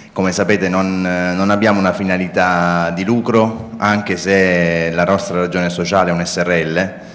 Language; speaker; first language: Italian; native; Italian